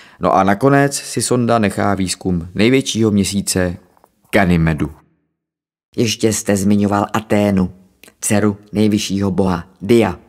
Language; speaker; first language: Czech; native; Czech